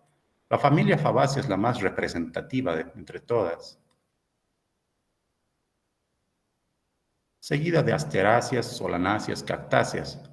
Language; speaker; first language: Spanish; native; Spanish